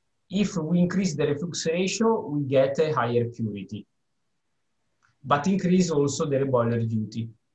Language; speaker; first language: English; non-native, fluent; Italian